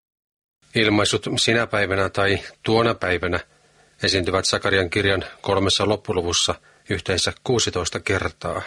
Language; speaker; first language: Finnish; native; Finnish